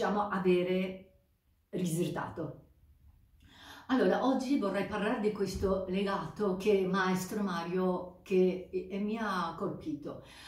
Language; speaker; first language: Italian; non-native, fluent; Japanese